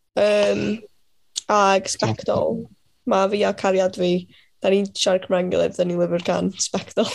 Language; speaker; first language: Welsh; native; Welsh